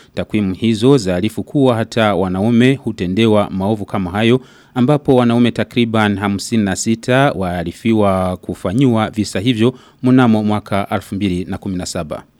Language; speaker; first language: Swahili; non-native, local second language; Rundi